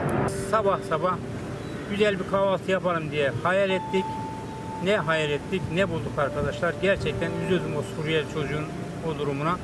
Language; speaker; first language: Turkish; native; Turkish